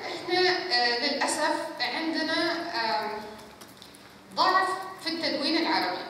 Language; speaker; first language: Arabic; native; Arabic